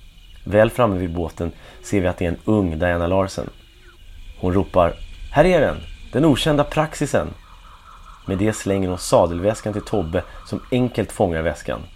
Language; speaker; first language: Swedish; native; Swedish